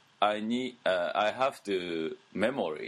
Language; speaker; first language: English; non-native, learner; Japanese